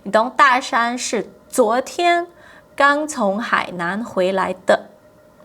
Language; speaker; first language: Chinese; non-native, fluent; Portuguese